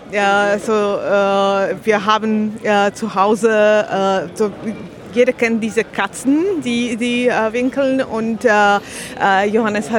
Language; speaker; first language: German; non-native, learner; Slovak